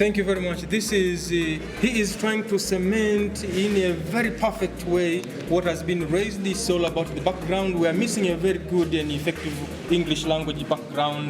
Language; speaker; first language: English; non-native, local second language; Swahili